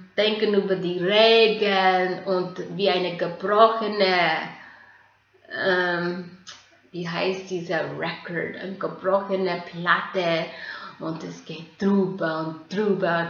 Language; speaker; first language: German; non-native, fluent; English